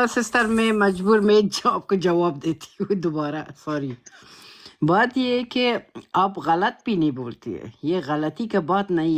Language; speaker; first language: Hindi; non-native, learner; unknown